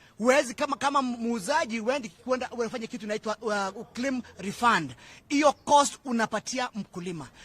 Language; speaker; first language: Swahili; non-native, local second language; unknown